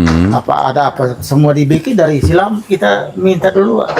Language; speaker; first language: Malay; non-native, local second language; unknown